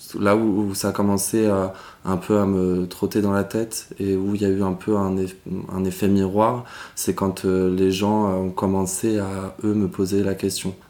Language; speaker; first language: French; native; French